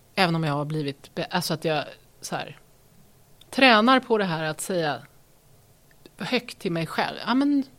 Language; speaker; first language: Swedish; native; Swedish